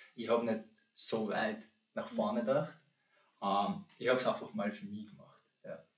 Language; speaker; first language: German; native; German